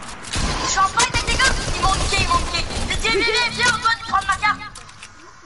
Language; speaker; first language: French; native; French